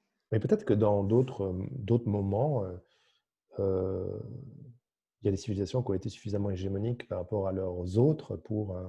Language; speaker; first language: French; native; French